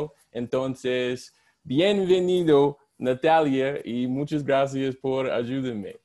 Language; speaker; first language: Spanish; non-native, learner; English